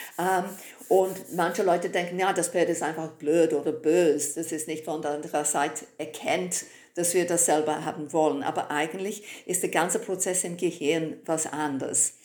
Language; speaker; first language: German; non-native, fluent; English